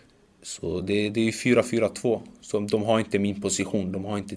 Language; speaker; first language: Swedish; early bilingual, other home language; Macedonian